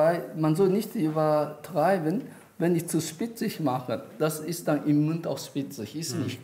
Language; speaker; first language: German; non-native, fluent; Japanese